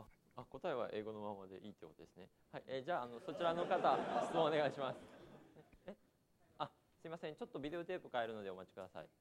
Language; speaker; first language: Japanese; native; Japanese